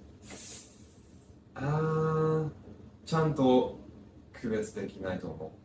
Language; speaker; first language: Japanese; non-native, learner; English